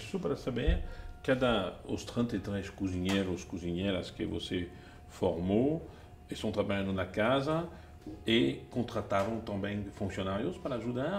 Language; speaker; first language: Portuguese; non-native, fluent; French